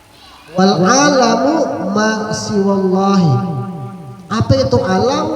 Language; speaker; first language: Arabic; non-native, fluent; Indonesian